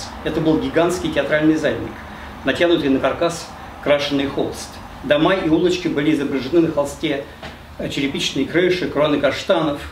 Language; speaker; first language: Russian; native; Russian